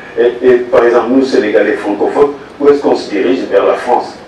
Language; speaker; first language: French; non-native, local second language; Wolof